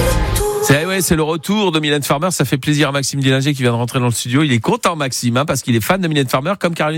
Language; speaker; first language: French; native; French